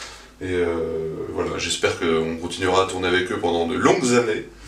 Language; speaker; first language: French; native; French